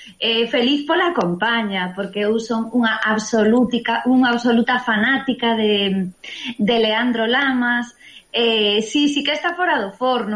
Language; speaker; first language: Galician; non-native, local second language; Spanish